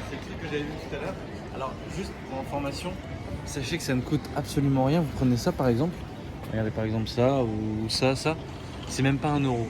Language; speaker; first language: French; native; French